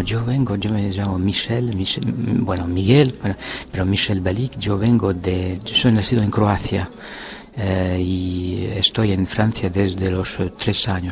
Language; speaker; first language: Spanish; non-native, fluent; French